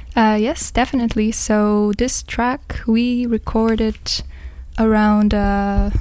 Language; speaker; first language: English; non-native, fluent; Polish